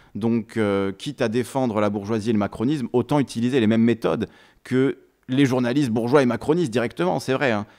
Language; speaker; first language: French; native; French